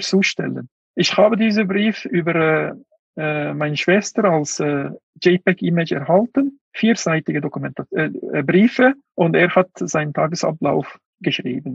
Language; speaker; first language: German; non-native, fluent; Uyghur